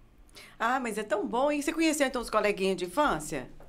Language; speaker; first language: Portuguese; native; Portuguese